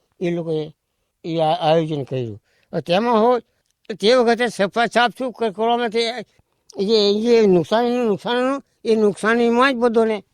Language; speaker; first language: Gujarati; non-native, local second language; Bhili